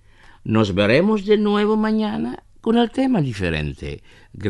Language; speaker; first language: Spanish; non-native, fluent; Indonesian